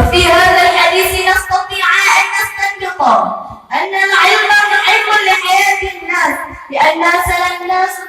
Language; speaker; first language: Arabic; non-native, learner; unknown